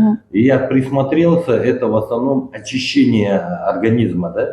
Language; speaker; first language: Russian; native; Russian